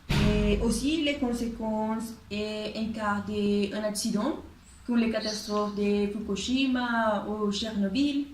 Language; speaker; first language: French; non-native, learner; Spanish